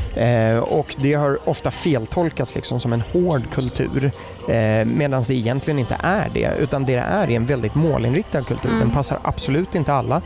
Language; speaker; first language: Swedish; early bilingual, other home language; German